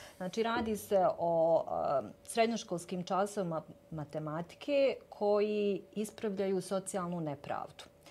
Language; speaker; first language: Bosnian; native; Bosnian